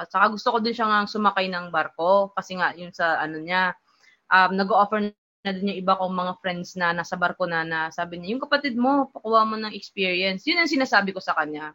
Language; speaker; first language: Filipino; non-native, local second language; Hiligaynon